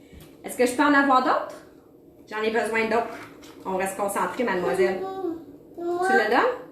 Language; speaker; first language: French; native; French